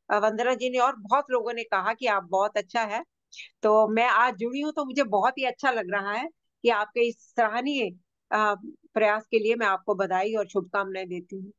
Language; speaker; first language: Hindi; native; Hindi